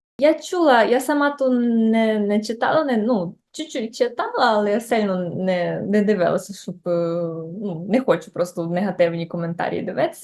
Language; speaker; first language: Ukrainian; early bilingual, heritage; Ukrainian